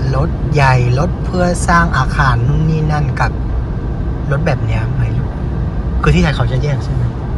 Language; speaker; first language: Thai; non-native, fluent; Vietnamese